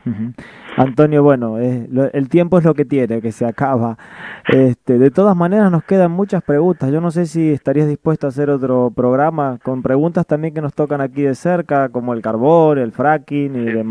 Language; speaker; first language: Spanish; native; Spanish